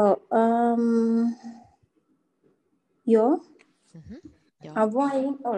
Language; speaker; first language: Finnish; non-native, learner; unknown